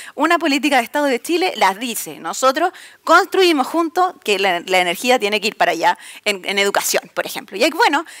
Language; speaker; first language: Spanish; native; Spanish